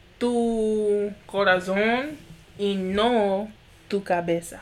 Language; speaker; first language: Spanish; non-native, learner; English